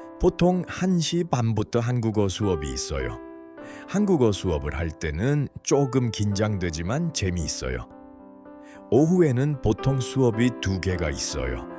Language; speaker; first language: Korean; non-native, fluent; Uzbek